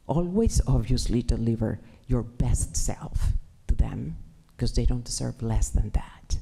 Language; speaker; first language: English; non-native, fluent; Spanish